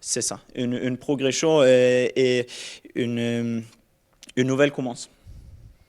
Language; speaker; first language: French; non-native, learner; Norwegian